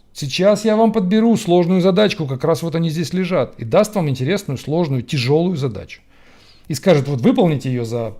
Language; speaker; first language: Russian; native; Russian